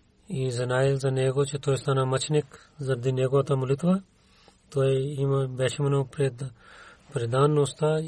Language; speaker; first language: Bulgarian; non-native, learner; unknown